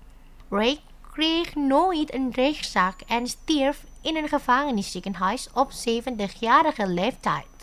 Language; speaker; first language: Dutch; non-native, fluent; Indonesian